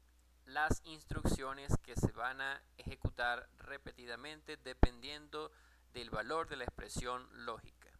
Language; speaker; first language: Spanish; native; Spanish